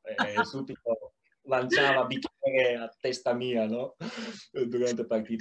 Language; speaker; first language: Italian; non-native, learner; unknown